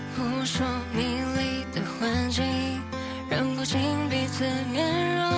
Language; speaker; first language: Chinese; native; Chinese